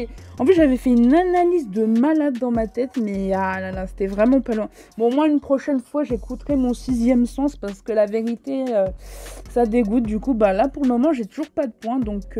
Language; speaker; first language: French; native; French